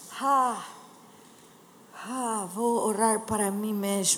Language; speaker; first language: Portuguese; non-native, learner; English